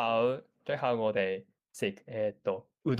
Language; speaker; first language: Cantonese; non-native, learner; Japanese